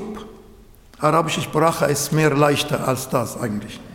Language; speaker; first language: German; non-native, fluent; Arabic